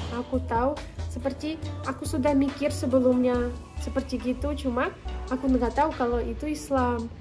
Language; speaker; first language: Indonesian; non-native, fluent; Russian